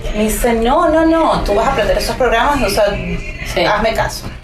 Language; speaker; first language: Spanish; native; Spanish